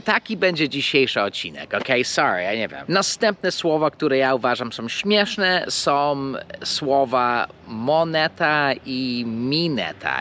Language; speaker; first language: Polish; early bilingual, heritage; English